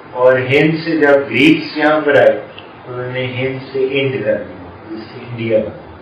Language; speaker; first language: Urdu; non-native, local second language; Punjabi